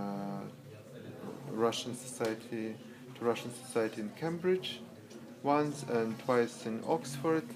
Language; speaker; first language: English; non-native, learner; Russian